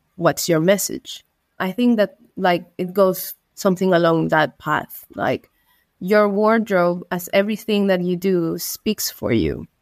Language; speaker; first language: English; non-native, fluent; Spanish